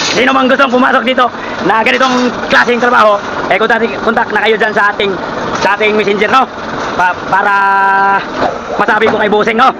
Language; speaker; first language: Filipino; non-native, local second language; Cebuano